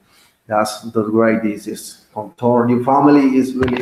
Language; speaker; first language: English; non-native, learner; Spanish